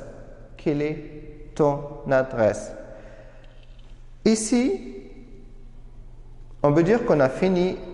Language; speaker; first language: French; non-native, fluent; Arabic